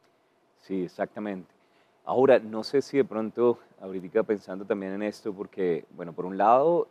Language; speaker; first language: Spanish; native; Spanish